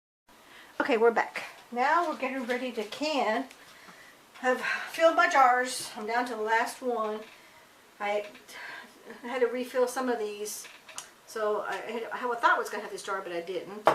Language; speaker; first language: English; native; English